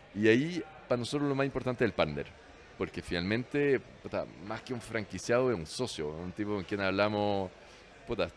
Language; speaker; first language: Spanish; non-native, fluent; French